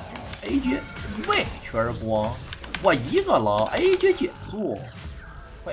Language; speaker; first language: Chinese; native; Chinese